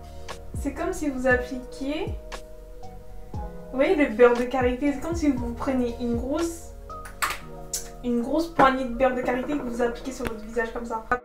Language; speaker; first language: French; native; French